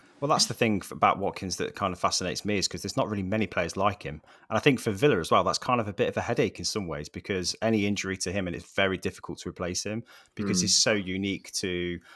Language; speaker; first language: English; native; English